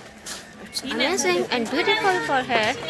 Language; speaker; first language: English; non-native, learner; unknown